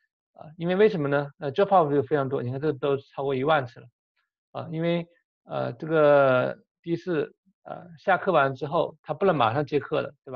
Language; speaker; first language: Chinese; native; Chinese